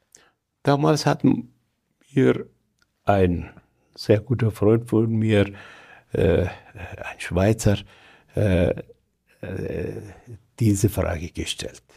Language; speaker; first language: German; non-native, fluent; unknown